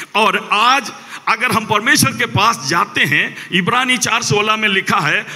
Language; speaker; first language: Hindi; non-native, local second language; Malayalam